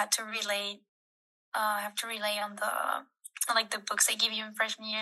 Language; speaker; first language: English; non-native, fluent; Spanish